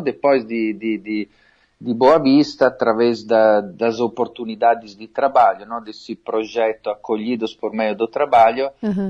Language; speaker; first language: Portuguese; non-native, fluent; Italian